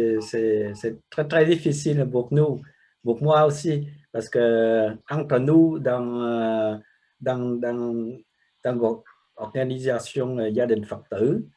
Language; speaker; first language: French; non-native, learner; Vietnamese